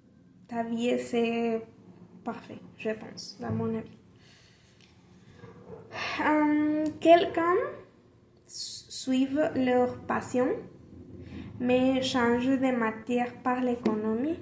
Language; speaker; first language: French; non-native, learner; Spanish